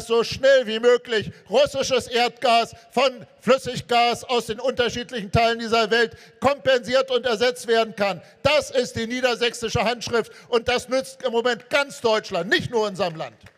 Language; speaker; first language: German; native; German